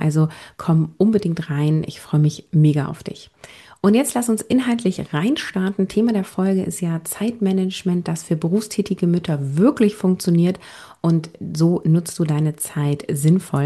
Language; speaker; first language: German; native; German